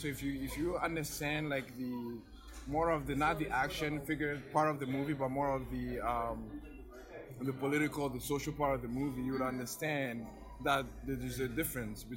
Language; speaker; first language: English; non-native, fluent; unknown